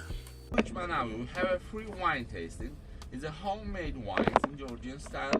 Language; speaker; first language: English; non-native, learner; Georgian